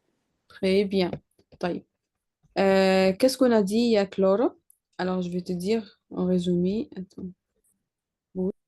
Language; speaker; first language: French; non-native, learner; Arabic